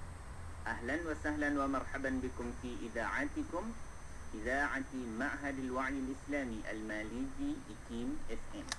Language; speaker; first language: Arabic; non-native, fluent; Malay